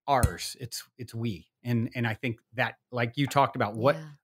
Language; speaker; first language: English; native; English